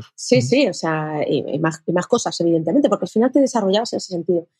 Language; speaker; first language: Spanish; native; Spanish